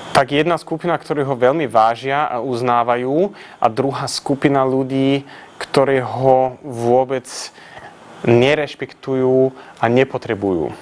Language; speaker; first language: Slovak; non-native, fluent; Swedish